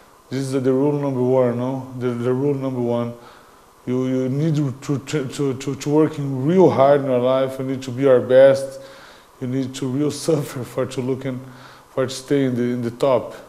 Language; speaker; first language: English; non-native, learner; Portuguese